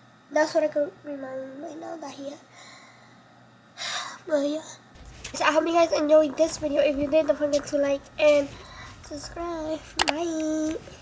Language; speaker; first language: English; early bilingual, other home language; Spanish